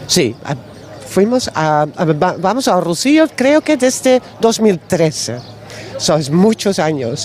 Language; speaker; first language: Spanish; non-native, learner; Dutch